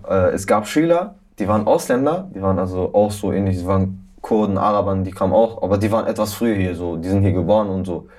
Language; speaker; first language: German; early bilingual, other home language; Arabic